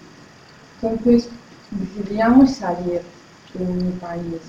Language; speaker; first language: Spanish; non-native, fluent; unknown